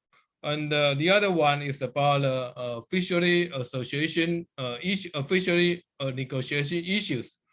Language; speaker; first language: English; non-native, learner; Chinese